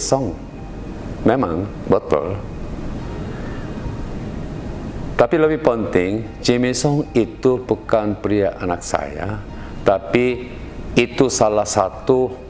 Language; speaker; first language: Indonesian; non-native, learner; Korean